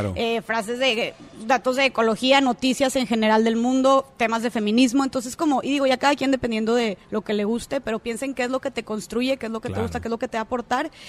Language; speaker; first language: Spanish; native; Spanish